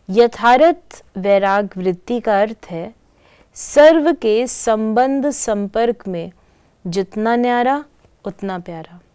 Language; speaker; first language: Hindi; native; Hindi